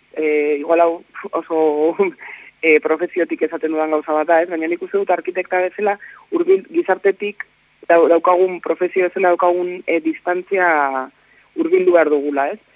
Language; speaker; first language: Basque; native; Basque